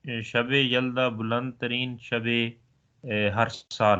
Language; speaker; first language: Persian; non-native, learner; Urdu